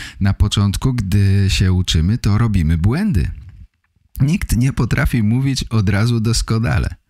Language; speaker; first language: Polish; native; Polish